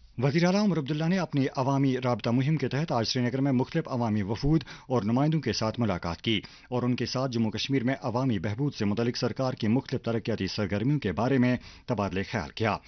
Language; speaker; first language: Urdu; non-native, local second language; Kashmiri